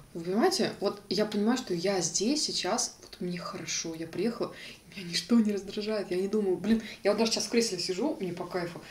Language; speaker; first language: Russian; native; Russian